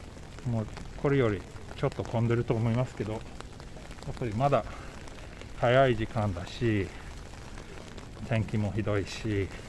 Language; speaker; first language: Japanese; non-native, fluent; Swedish